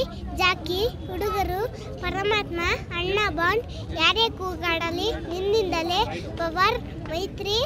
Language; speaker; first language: Kannada; native; Kannada